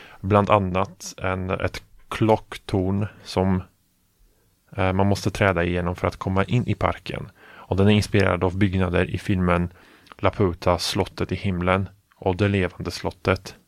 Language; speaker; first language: Swedish; non-native, fluent; Polish